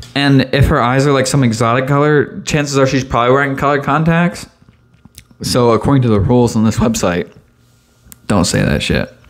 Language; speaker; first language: English; native; English